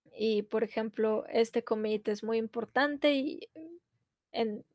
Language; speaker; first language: Spanish; non-native, fluent; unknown